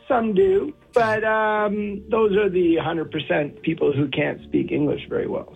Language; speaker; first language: English; native; English